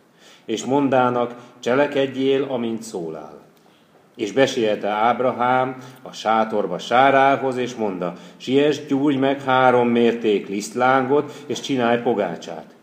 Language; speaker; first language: Hungarian; native; Hungarian